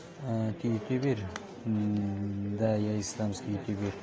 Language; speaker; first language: Russian; non-native, learner; Tajik